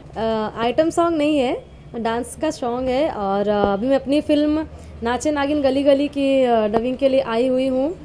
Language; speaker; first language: Hindi; native; Hindi